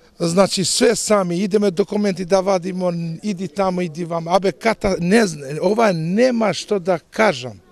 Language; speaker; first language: Macedonian; non-native, local second language; Albanian